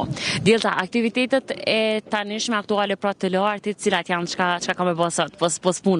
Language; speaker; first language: Albanian; native; Albanian